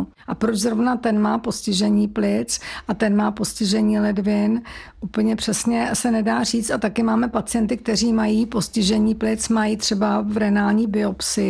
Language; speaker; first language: Czech; native; Czech